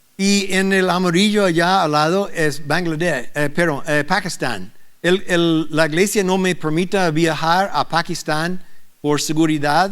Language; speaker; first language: Spanish; non-native, learner; English